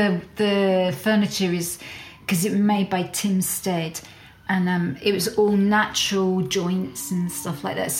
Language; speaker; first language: English; native; English